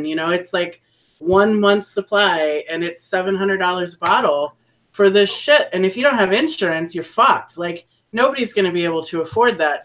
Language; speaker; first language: English; native; English